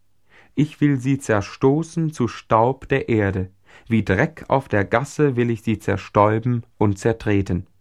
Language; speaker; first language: German; native; German